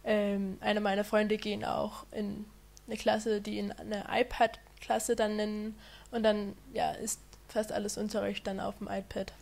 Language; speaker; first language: German; non-native, fluent; Danish